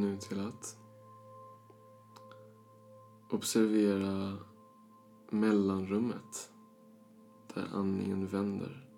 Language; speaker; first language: Swedish; early bilingual, other home language; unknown